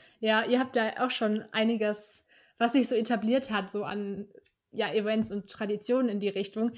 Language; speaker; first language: German; native; German